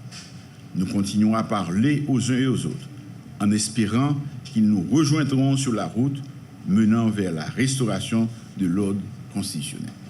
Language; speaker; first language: French; non-native, local second language; Haitian Creole